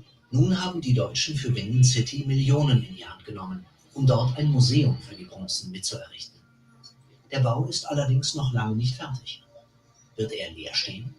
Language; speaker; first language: German; native; German